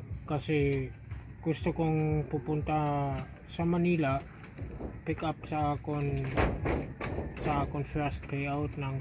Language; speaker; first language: Filipino; non-native, local second language; Cebuano